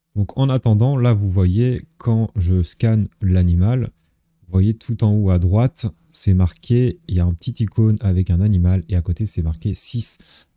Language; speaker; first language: French; native; French